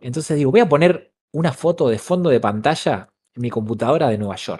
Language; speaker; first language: Spanish; native; Spanish